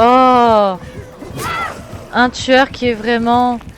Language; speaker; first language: French; native; French